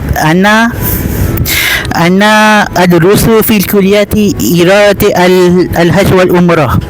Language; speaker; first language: Arabic; non-native, learner; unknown